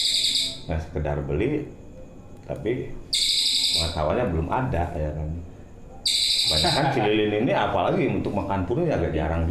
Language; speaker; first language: Indonesian; non-native, local second language; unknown